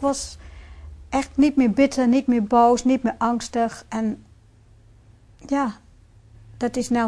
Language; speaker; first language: Dutch; non-native, fluent; English